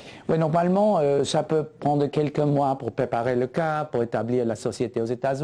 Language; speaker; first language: French; non-native, fluent; Spanish